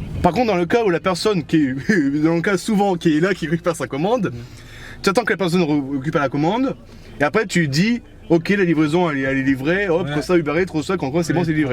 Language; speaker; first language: French; native; French